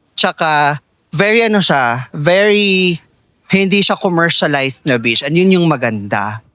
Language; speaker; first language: Filipino; native; Filipino